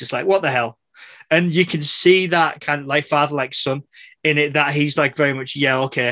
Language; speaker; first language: English; native; English